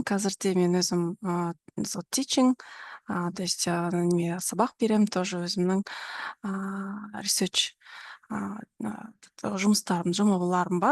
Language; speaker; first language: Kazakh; non-native, local second language; Russian